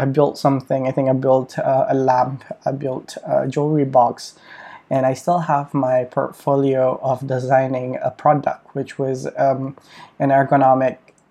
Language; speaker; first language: English; non-native, fluent; Malay